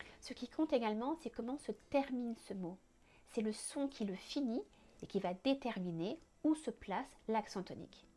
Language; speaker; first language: French; native; French